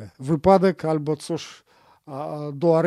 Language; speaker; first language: Polish; non-native, fluent; Russian